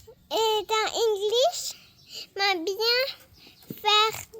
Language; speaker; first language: French; early bilingual, heritage; French